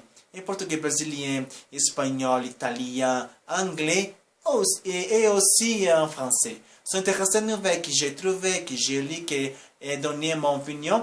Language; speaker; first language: French; non-native, learner; Portuguese